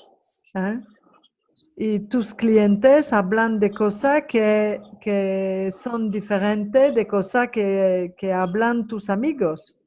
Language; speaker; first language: Spanish; non-native, fluent; French